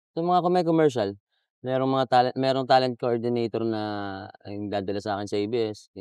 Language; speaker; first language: Filipino; native; Filipino